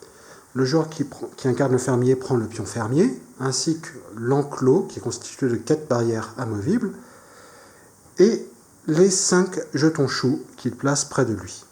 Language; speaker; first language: French; native; French